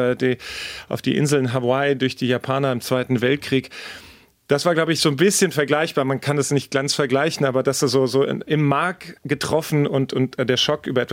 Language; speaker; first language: German; native; German